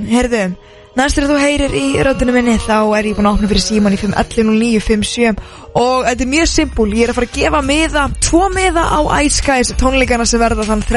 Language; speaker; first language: Icelandic; native; Icelandic